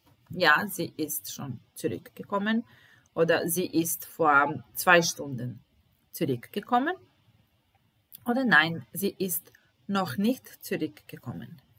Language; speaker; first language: German; non-native, fluent; Italian